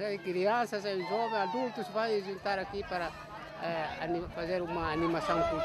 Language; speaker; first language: Portuguese; non-native, learner; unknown